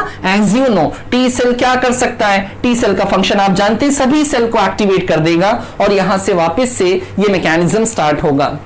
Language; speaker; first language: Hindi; native; Hindi